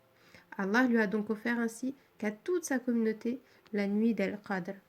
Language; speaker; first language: French; native; French